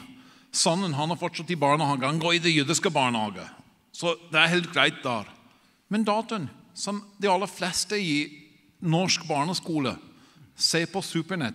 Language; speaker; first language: Norwegian; non-native, fluent; English